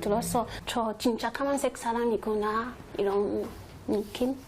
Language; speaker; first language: Korean; non-native, learner; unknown